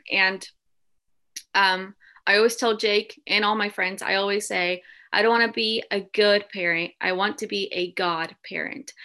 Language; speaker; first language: English; early bilingual, other home language; Spanish